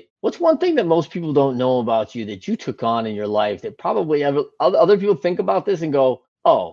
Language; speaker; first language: English; native; English